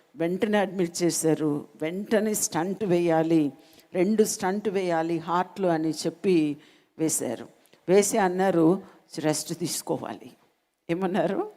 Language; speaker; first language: Telugu; non-native, local second language; Malayalam